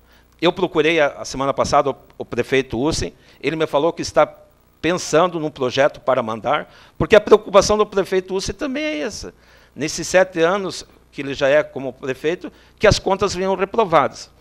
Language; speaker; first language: Portuguese; native; Portuguese